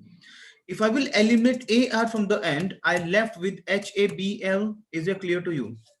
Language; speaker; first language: English; non-native, local second language; Hindi